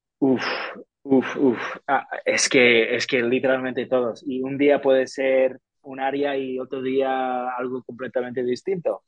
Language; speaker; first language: Spanish; non-native, fluent; English